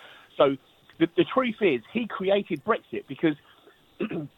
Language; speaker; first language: English; native; English